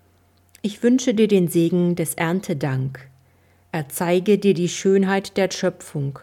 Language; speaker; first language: German; native; German